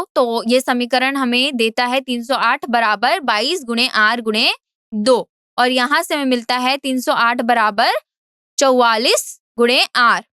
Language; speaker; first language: Hindi; native; Hindi